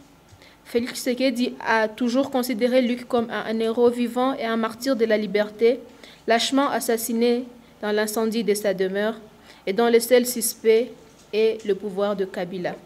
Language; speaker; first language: French; non-native, local second language; Swahili